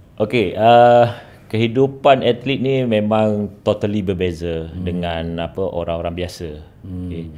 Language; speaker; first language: Malay; native; Malay